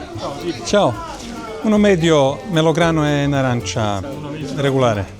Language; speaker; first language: Italian; non-native, learner; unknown